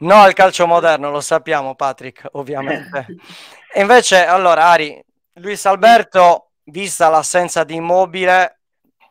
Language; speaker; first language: Italian; native; Italian